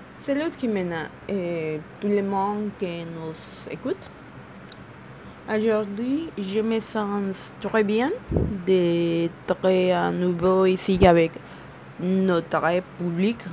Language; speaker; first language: French; non-native, learner; Spanish